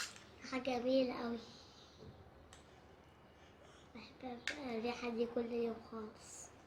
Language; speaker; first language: Arabic; native; Arabic